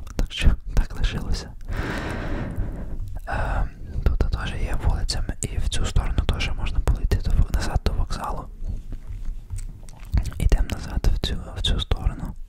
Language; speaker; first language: Ukrainian; early bilingual, heritage; Ukrainian